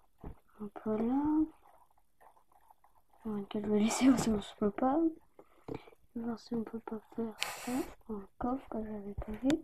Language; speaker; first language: French; native; French